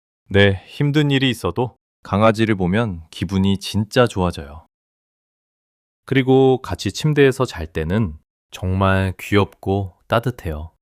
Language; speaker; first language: Korean; early bilingual, heritage; English